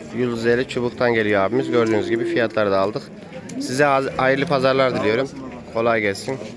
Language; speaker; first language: Turkish; native; Turkish